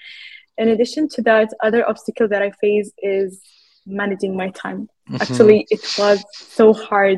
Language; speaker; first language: English; non-native, fluent; Arabic